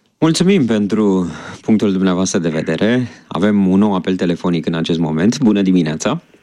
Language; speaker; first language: Romanian; native; Romanian